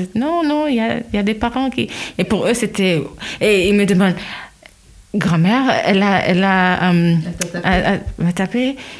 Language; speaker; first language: French; non-native, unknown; Haitian Creole